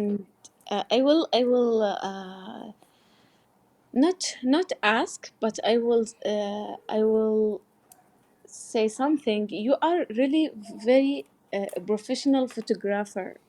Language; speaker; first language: English; non-native, learner; Arabic